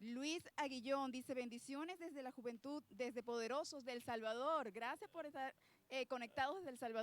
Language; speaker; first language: Spanish; native; Spanish